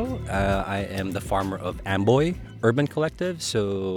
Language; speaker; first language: English; non-native, local second language; Filipino